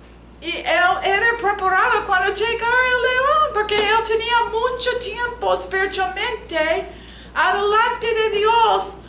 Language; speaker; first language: Spanish; non-native, learner; English